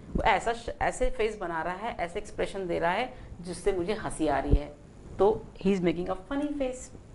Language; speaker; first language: Hindi; native; Hindi